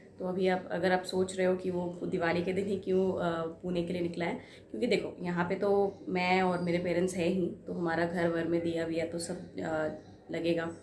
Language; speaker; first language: Hindi; non-native, local second language; Bangla